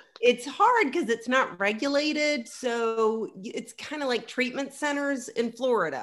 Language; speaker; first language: English; native; English